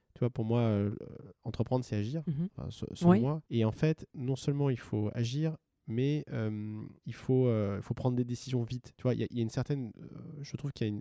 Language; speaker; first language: French; native; French